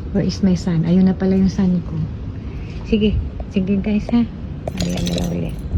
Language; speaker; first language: Filipino; native; Filipino